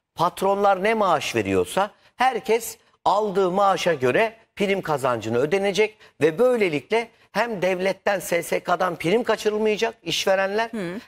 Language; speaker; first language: Turkish; native; Turkish